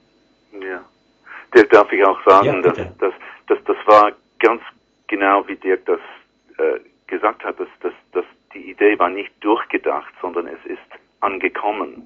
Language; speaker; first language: German; non-native, learner; English